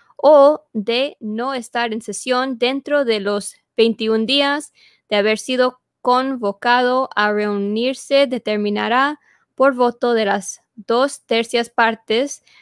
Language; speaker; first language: Spanish; early bilingual, heritage; Spanish